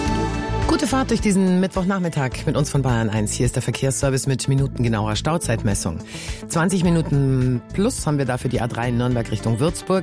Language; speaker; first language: German; native; German